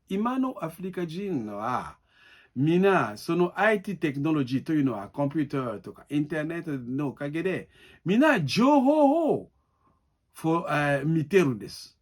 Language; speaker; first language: Japanese; non-native, learner; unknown